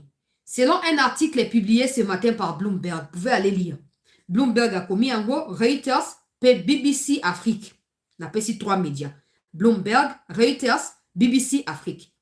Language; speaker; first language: French; non-native, local second language; Lingala